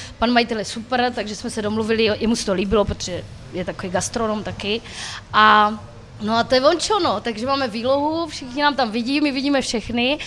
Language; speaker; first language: Czech; native; Czech